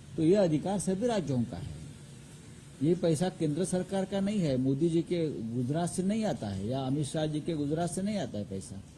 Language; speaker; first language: Hindi; non-native, local second language; Marathi